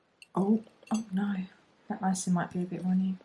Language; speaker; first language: English; native; English